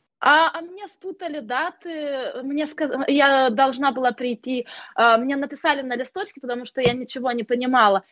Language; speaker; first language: Russian; non-native, fluent; Lithuanian